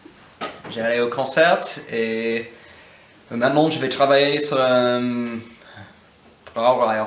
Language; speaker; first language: French; early bilingual, heritage; English